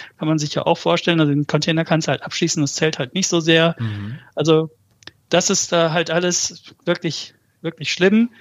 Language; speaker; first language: German; early bilingual, other home language; Turkish